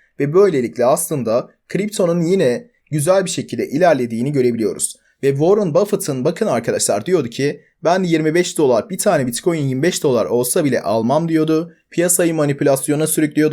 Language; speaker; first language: Turkish; native; Turkish